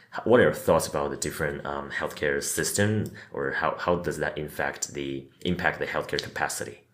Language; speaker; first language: English; non-native, fluent; Chinese